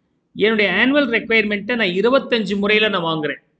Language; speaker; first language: Tamil; native; Tamil